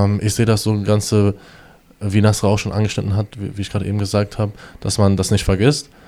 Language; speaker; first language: German; native; German